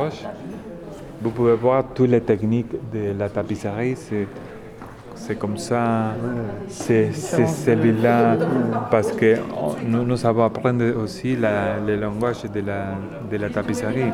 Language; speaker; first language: French; non-native, learner; Spanish